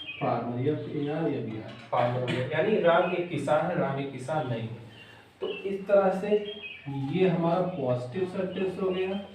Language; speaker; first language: Hindi; native; Hindi